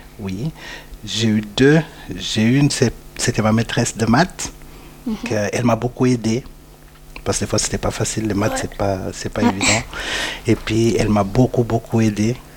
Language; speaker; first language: French; early bilingual, other home language; Portuguese